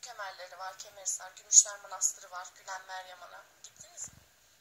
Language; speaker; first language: Turkish; native; Turkish